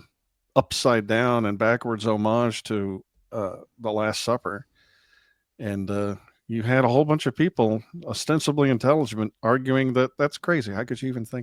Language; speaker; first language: English; native; English